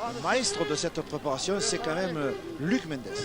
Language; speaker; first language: French; native; French